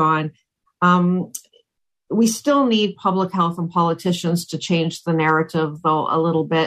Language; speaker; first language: English; native; English